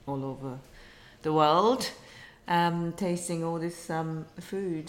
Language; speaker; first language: English; non-native, fluent; Japanese